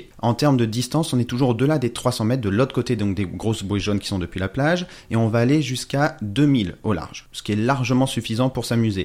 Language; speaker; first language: French; native; French